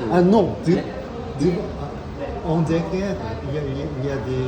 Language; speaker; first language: French; non-native, fluent; Korean